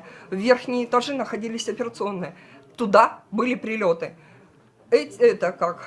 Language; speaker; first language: Russian; native; Russian